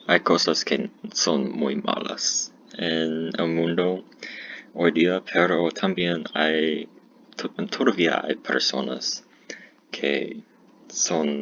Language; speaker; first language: Spanish; non-native, learner; English